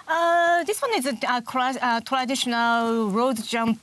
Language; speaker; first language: English; non-native, learner; Japanese